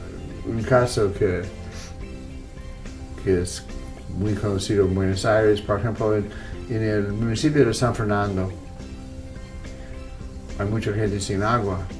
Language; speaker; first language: Spanish; non-native, fluent; English